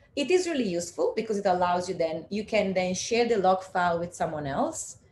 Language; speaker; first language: English; non-native, fluent; Italian